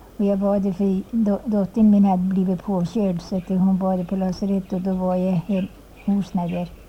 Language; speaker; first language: Swedish; native; Swedish